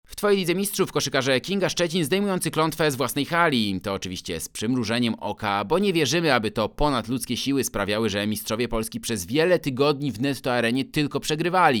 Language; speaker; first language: Polish; native; Polish